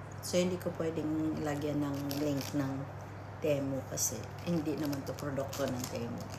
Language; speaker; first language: Filipino; native; Filipino